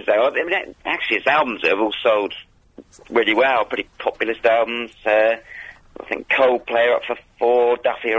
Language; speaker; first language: English; native; English